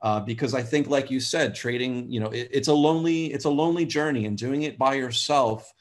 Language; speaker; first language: English; native; English